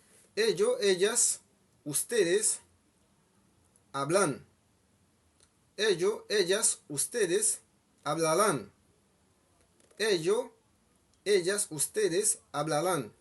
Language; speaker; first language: Spanish; non-native, fluent; Haitian Creole